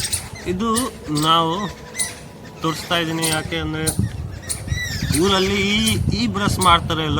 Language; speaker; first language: Kannada; non-native, local second language; Hindi